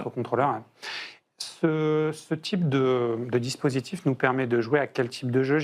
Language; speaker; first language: French; native; French